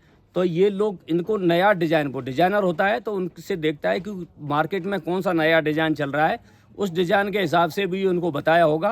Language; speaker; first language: Hindi; native; Hindi